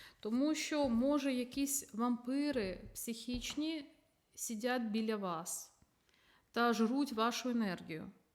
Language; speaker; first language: Ukrainian; non-native, local second language; Russian